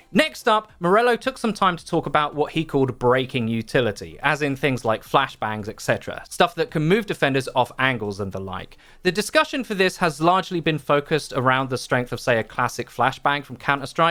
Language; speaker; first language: English; native; English